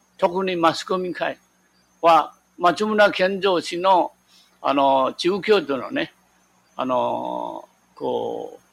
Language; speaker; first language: Japanese; non-native, local second language; Min Nan Chinese